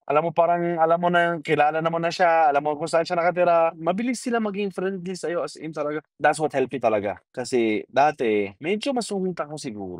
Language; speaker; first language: Filipino; non-native, fluent; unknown